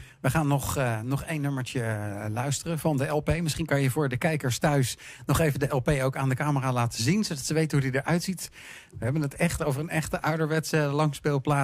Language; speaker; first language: Dutch; native; Dutch